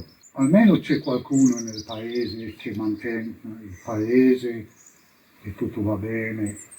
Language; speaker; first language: Italian; early bilingual, heritage; English